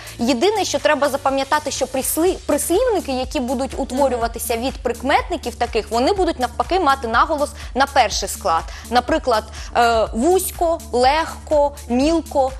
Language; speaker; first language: Ukrainian; native; Ukrainian